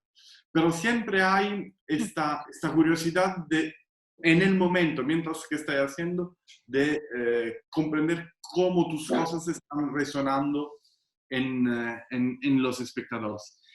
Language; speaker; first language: Spanish; non-native, fluent; Italian